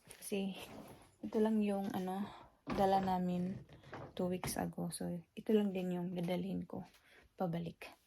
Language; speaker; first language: Filipino; non-native, local second language; Cebuano